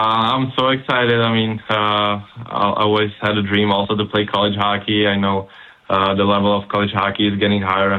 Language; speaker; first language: English; non-native, fluent; Czech